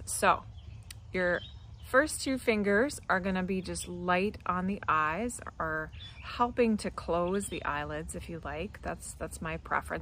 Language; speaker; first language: English; native; English